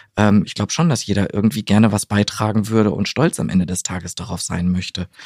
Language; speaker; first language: German; native; German